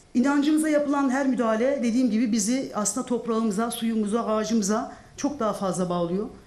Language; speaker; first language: Turkish; non-native, local second language; Zaza